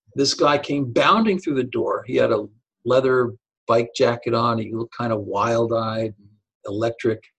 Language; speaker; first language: English; native; English